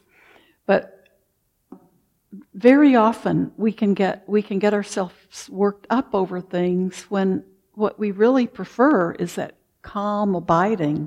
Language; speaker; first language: English; native; English